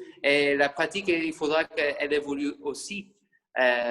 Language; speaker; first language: French; non-native, fluent; English